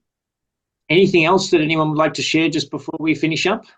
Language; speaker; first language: English; native; English